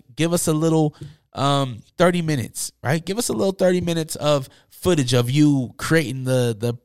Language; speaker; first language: English; native; English